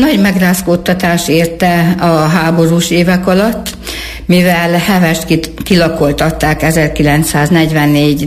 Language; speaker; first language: Hungarian; native; Hungarian